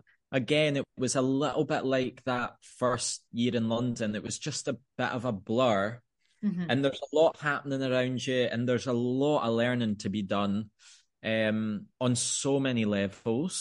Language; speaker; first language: English; native; English